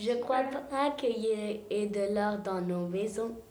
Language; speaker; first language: French; early bilingual, heritage; French